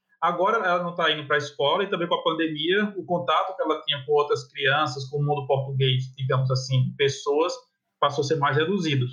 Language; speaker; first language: Portuguese; native; Portuguese